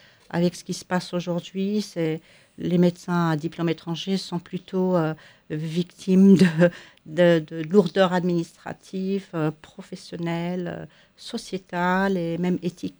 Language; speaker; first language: French; non-native, local second language; Arabic